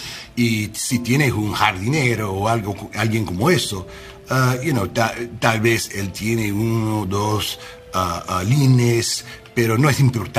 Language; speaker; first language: Spanish; non-native, learner; English